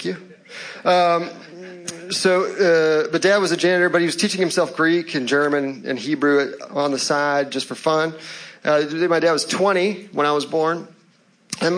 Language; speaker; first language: English; native; English